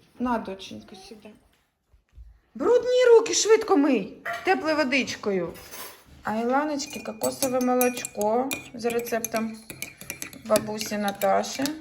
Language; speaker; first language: Ukrainian; native; Ukrainian